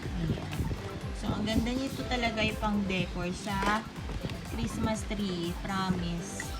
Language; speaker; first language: Filipino; native; Filipino